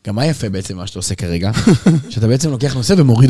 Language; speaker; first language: Hebrew; native; Hebrew